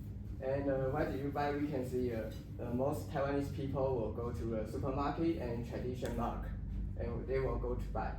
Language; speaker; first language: English; non-native, learner; Chinese